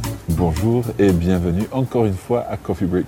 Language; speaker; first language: French; non-native, fluent; English